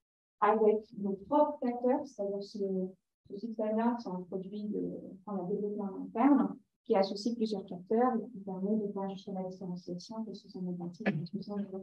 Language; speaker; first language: French; native; French